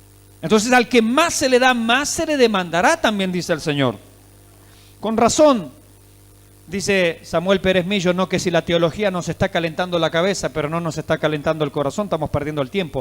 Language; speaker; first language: Spanish; native; Spanish